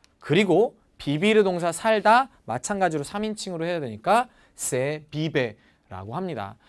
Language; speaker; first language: Korean; native; Korean